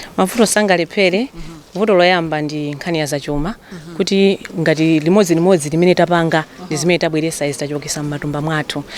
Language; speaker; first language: Nyanja; native; Nyanja